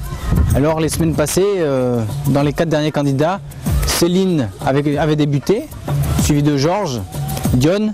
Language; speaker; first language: French; non-native, local second language; Wolof